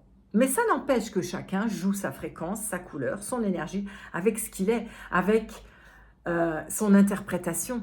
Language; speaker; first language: French; native; French